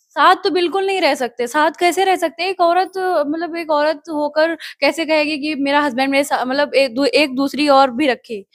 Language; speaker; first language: Hindi; native; Hindi